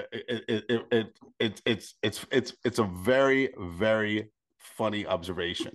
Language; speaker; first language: English; native; English